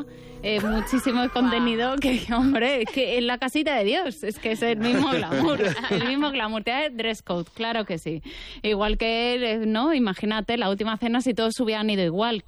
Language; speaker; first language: Spanish; native; Spanish